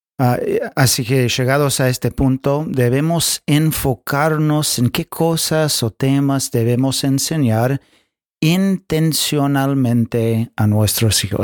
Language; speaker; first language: Spanish; non-native, fluent; English